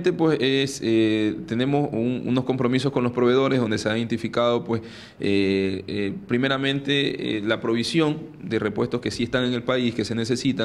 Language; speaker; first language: Spanish; native; Spanish